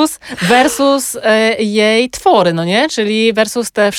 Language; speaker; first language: Polish; native; Polish